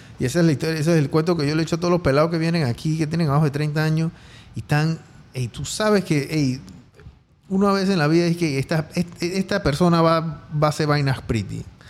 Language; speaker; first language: Spanish; native; Spanish